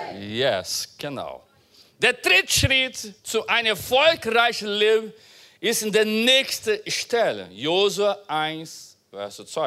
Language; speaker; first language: German; non-native, fluent; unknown